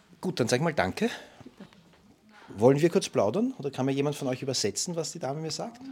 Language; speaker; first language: German; native; German